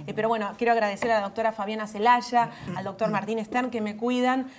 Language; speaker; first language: Spanish; native; Spanish